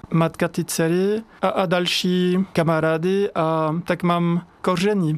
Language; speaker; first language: Czech; non-native, fluent; French